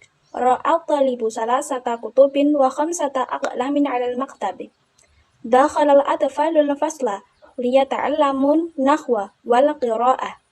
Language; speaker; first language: Arabic; non-native, learner; Indonesian